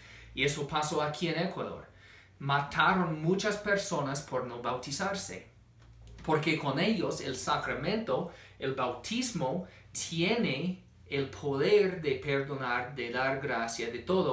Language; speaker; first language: Spanish; non-native, fluent; English